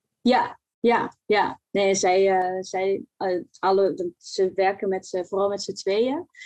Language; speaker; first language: Dutch; native; Dutch